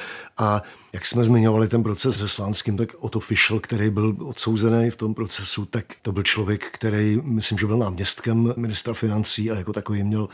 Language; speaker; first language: Czech; native; Czech